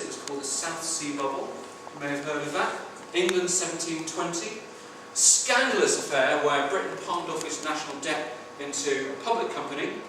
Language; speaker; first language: English; native; English